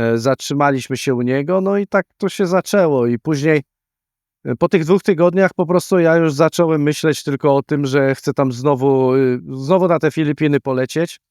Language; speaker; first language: Polish; native; Polish